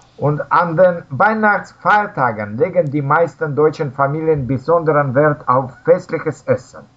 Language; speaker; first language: German; non-native, learner; Russian